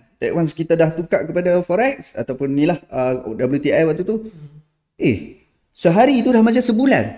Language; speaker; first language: Malay; native; Malay